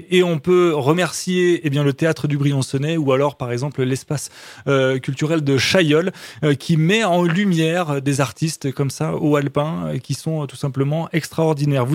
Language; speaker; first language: French; native; French